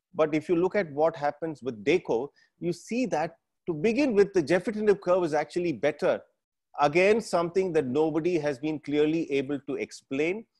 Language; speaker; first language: English; non-native, local second language; Tamil